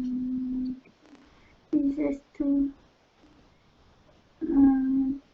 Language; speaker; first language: English; non-native, learner; Vietnamese